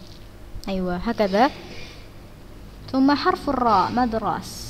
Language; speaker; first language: Arabic; non-native, fluent; Indonesian